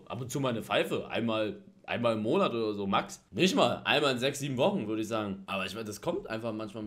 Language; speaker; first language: German; native; German